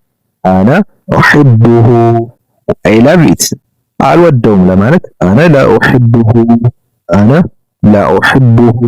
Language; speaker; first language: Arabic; non-native, fluent; Amharic